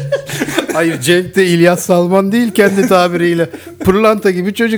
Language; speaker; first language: Turkish; native; Turkish